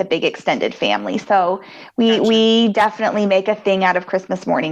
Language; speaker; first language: English; native; English